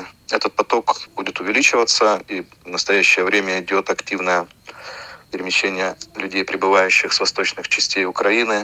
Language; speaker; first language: Russian; native; Russian